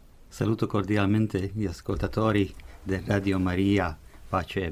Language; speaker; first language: Italian; non-native, fluent; Hungarian